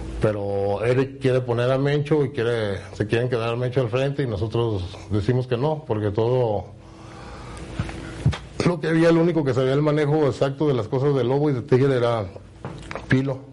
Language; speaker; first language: Spanish; native; Spanish